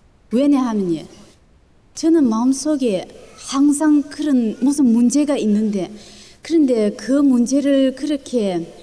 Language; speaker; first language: Korean; early bilingual, other home language; Chinese